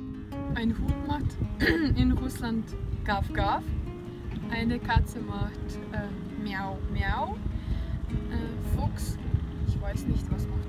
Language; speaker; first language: German; non-native, learner; Russian